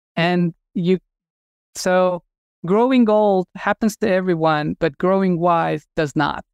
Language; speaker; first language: English; non-native, fluent; Turkish